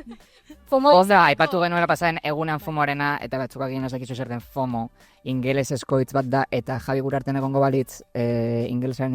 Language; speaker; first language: Basque; non-native, local second language; Spanish